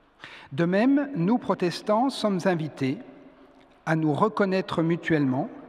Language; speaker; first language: French; native; French